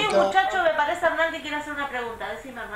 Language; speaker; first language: Spanish; native; Spanish